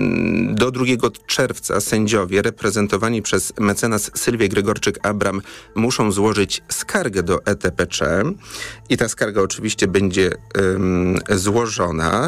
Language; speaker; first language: Polish; native; Polish